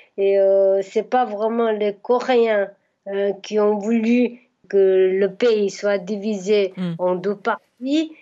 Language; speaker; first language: French; non-native, fluent; Korean